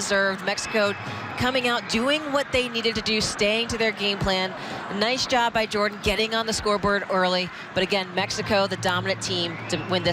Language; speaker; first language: English; native; English